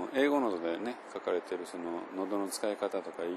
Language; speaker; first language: Japanese; native; Japanese